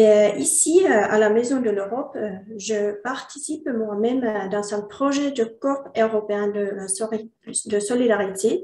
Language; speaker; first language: French; non-native, learner; Finnish